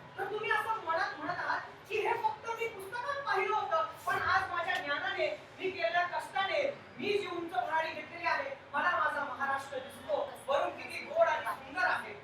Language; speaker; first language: Marathi; non-native, local second language; Telugu